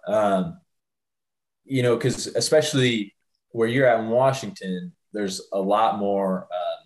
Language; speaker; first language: English; native; English